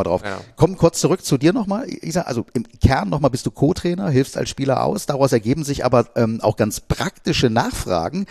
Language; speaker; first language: German; native; German